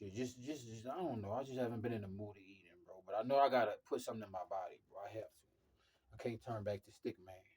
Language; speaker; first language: English; native; English